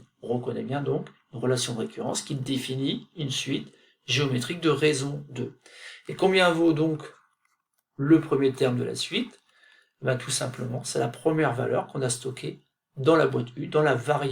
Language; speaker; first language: French; native; French